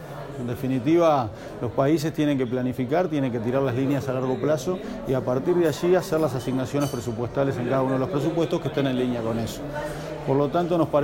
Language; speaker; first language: Spanish; native; Spanish